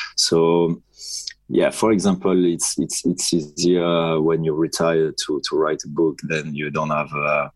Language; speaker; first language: English; non-native, fluent; French